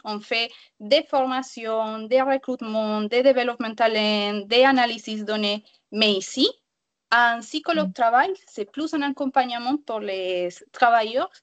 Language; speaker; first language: French; non-native, learner; Spanish